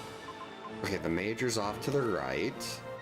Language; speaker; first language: English; native; English